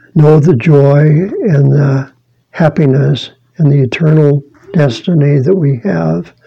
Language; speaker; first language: English; native; English